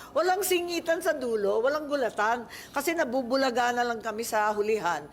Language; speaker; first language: Filipino; native; Filipino